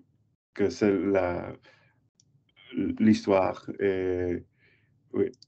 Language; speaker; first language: French; non-native, learner; English